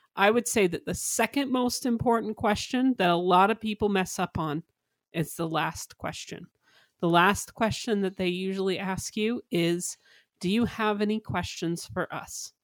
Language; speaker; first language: English; native; English